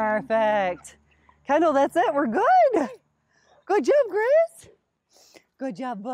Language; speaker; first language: English; native; English